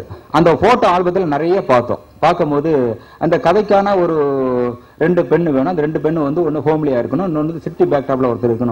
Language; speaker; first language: Tamil; native; Tamil